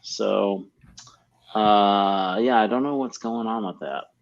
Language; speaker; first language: English; native; English